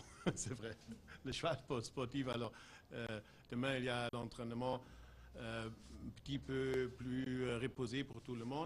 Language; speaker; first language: French; non-native, fluent; German